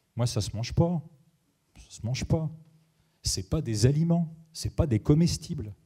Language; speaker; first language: French; native; French